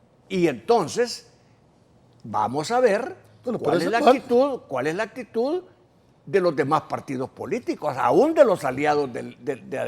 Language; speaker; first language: Spanish; native; Spanish